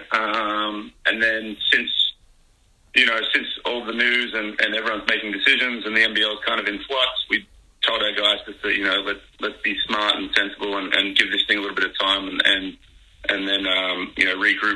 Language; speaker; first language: English; native; English